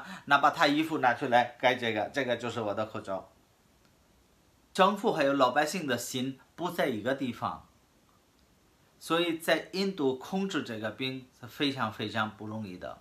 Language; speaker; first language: Chinese; non-native, fluent; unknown